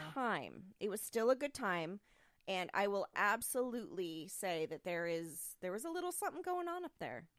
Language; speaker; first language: English; native; English